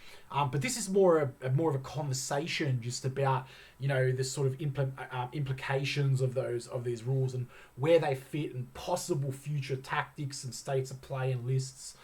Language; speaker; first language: English; native; English